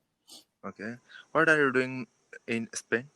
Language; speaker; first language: English; non-native, learner; Bangla